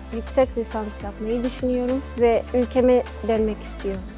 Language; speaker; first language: Turkish; non-native, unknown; Arabic